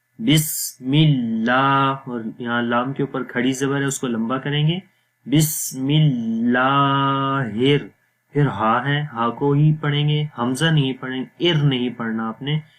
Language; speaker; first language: Urdu; non-native, local second language; Punjabi